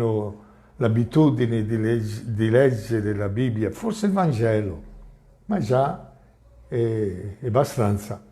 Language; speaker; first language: Italian; non-native, fluent; Portuguese